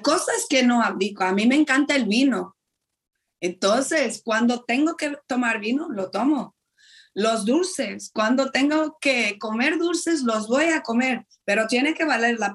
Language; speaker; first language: Spanish; non-native, fluent; Portuguese